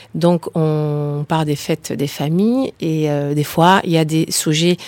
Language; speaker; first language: French; early bilingual, heritage; Spanish